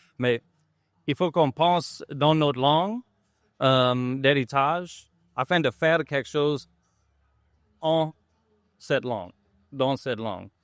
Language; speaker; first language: French; non-native, local second language; English